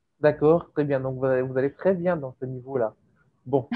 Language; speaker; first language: French; native; French